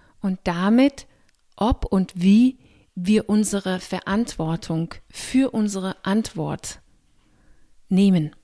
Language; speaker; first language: German; non-native, fluent; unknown